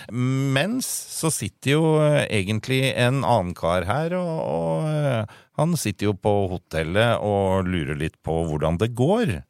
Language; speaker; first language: Norwegian; native; Norwegian